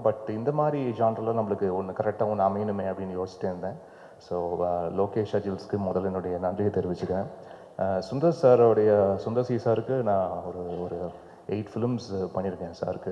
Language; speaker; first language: Tamil; native; Tamil